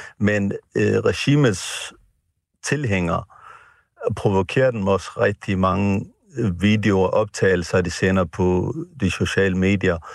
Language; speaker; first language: Danish; non-native, fluent; Tigrinya